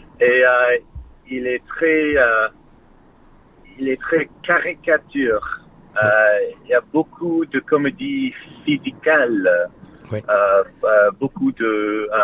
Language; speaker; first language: French; non-native, learner; English